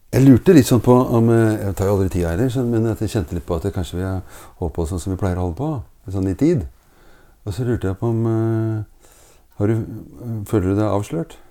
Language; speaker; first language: Norwegian; native; Norwegian